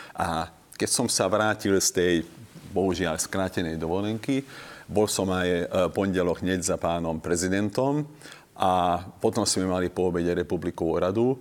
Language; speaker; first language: Slovak; non-native, local second language; Hungarian